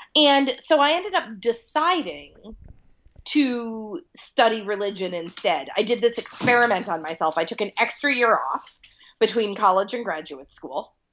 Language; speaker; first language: English; early bilingual, other home language; Hindi